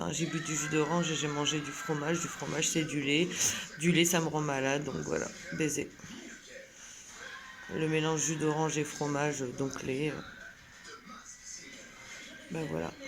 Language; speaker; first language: French; native; French